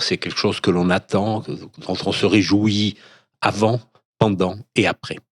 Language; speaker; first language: French; native; French